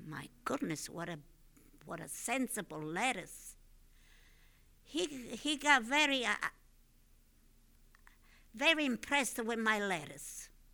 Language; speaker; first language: English; non-native, fluent; Italian